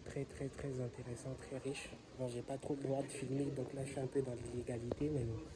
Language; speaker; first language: French; native; French